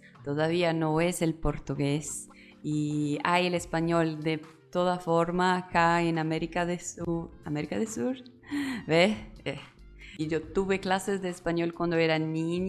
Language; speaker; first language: Spanish; non-native, learner; Portuguese